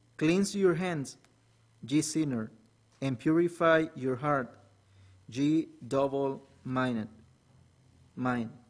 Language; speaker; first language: English; non-native, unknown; Spanish